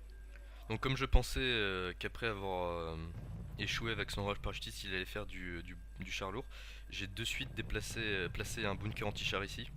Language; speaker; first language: French; native; French